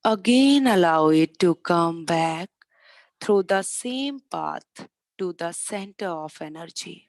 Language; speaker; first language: English; non-native, local second language; Hindi